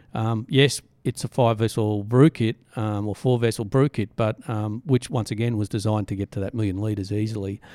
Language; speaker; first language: English; native; English